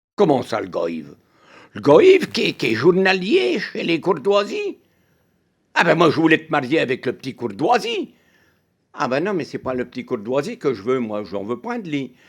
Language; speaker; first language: French; native; French